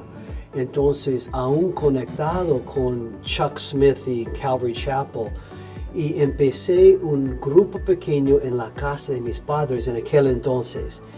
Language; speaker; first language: Spanish; non-native, fluent; English